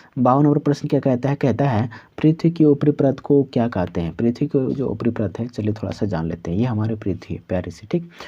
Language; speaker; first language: Hindi; non-native, local second language; Santali